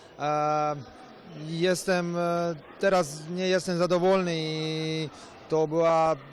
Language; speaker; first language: Polish; non-native, learner; Croatian